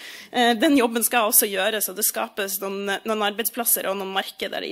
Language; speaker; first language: Norwegian; native; Norwegian